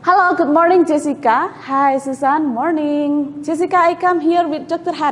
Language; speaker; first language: English; non-native, fluent; Indonesian